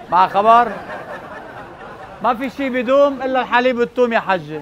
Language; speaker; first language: Arabic; native; Arabic